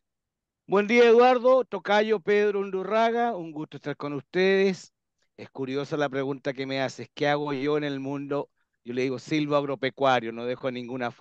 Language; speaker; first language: Spanish; native; Spanish